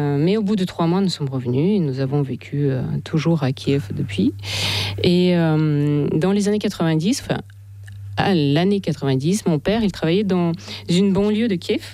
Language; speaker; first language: French; non-native, fluent; Russian